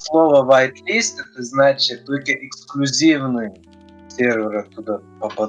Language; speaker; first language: Russian; early bilingual, heritage; Russian